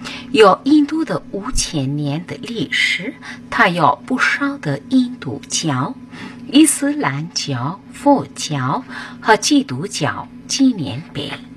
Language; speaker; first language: Chinese; non-native, fluent; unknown